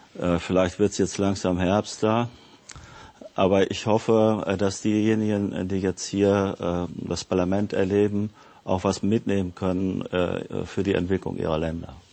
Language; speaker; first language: German; native; German